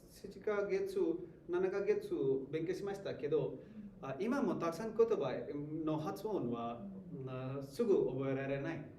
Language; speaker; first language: Japanese; non-native, learner; Hindi